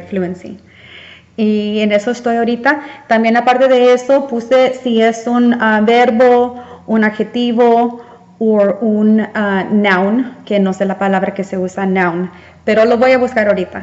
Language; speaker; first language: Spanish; early bilingual, heritage; Spanish